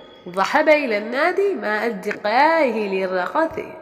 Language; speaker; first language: Arabic; non-native, fluent; Urdu